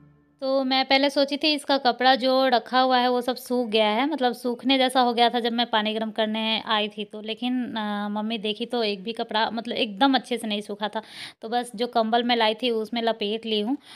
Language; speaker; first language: Hindi; native; Hindi